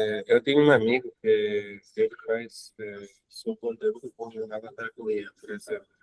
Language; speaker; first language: Portuguese; non-native, learner; Spanish